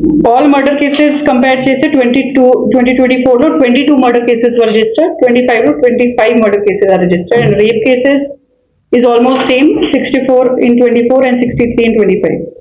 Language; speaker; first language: English; non-native, local second language; Telugu